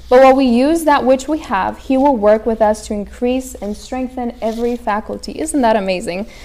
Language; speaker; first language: English; early bilingual, other home language; Spanish